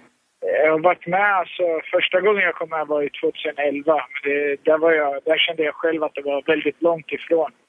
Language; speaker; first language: Swedish; early bilingual, other home language; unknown